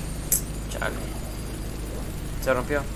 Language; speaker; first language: Spanish; native; Spanish